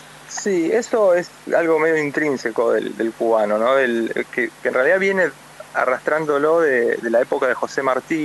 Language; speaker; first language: Spanish; native; Spanish